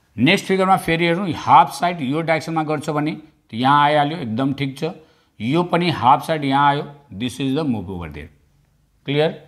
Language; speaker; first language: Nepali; non-native, local second language; Bhojpuri